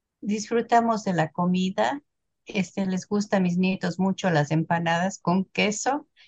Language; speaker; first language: Spanish; native; Spanish